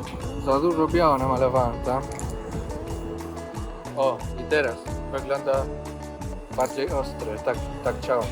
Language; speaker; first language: Polish; non-native, learner; Spanish